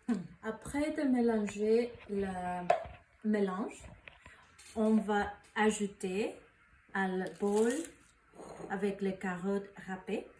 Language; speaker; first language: French; non-native, learner; Spanish